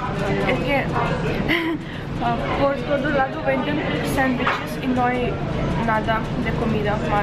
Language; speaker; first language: Spanish; non-native, fluent; Russian